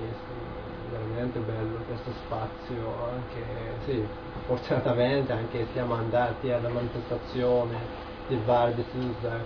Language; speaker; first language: Italian; non-native, learner; Japanese